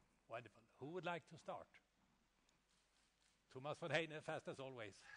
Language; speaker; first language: English; non-native, fluent; Swedish